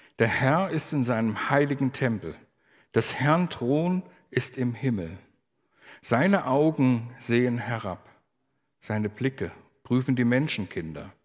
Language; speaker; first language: German; native; German